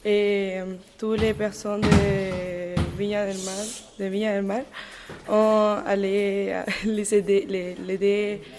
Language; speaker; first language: French; non-native, learner; Spanish